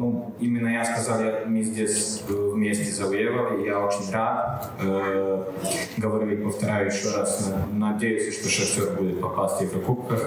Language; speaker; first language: Russian; non-native, learner; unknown